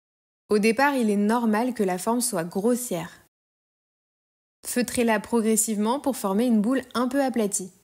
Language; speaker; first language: French; native; French